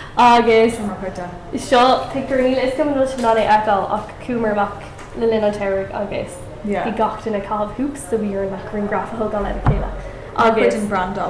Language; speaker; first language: Irish; non-native, local second language; English